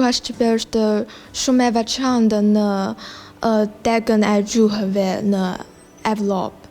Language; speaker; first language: Albanian; non-native, learner; Chinese